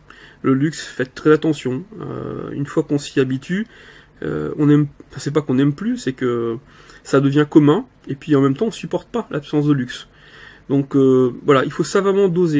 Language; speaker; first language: French; native; French